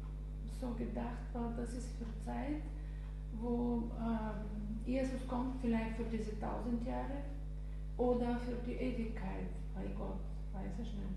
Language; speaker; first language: German; non-native, learner; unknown